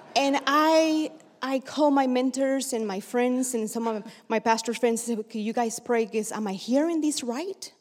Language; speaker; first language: English; early bilingual, other home language; Spanish